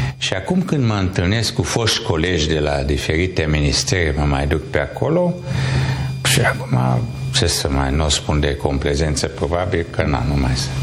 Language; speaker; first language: Romanian; non-native, local second language; Hungarian